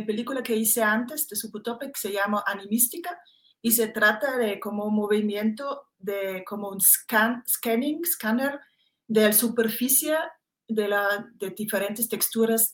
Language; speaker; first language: Spanish; non-native, fluent; German